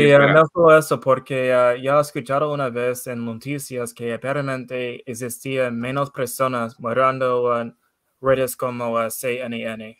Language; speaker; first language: Spanish; non-native, learner; English